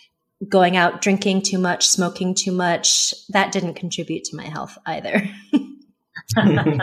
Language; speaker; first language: English; early bilingual, other home language; Chinese